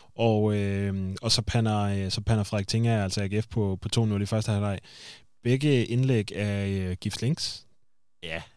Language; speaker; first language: Danish; native; Danish